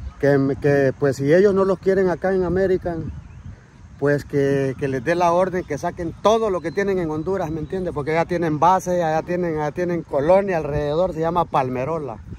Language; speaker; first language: Spanish; native; Spanish